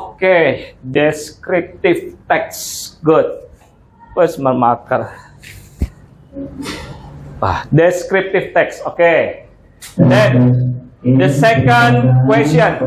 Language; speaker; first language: English; non-native, learner; Indonesian